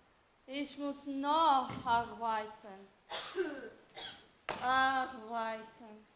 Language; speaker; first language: German; non-native, fluent; Portuguese